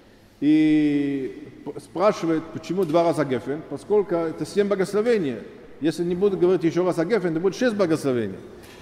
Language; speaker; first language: Russian; non-native, fluent; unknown